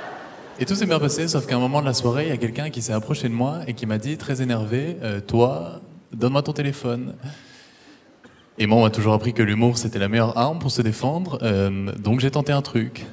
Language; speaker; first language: French; native; French